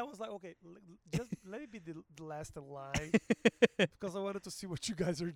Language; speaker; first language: English; non-native, fluent; Portuguese